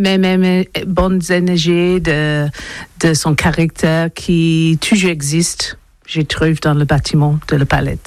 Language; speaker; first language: French; non-native, learner; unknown